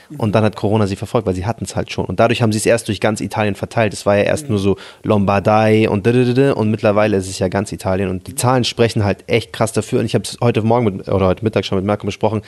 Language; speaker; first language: German; early bilingual, other home language; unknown